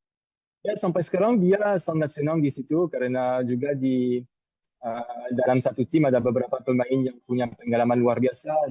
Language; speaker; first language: Indonesian; non-native, fluent; French